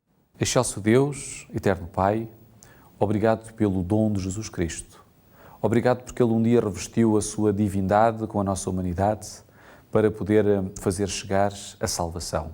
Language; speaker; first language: Portuguese; native; Portuguese